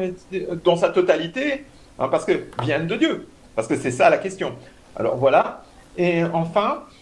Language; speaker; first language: French; native; French